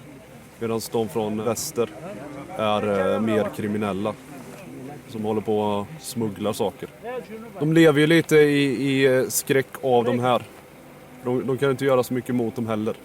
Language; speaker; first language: Swedish; native; Swedish